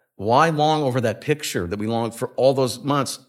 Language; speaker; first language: English; native; English